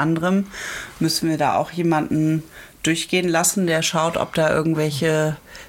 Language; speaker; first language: German; native; German